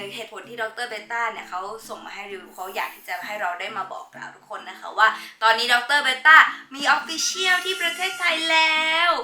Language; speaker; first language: Thai; native; Thai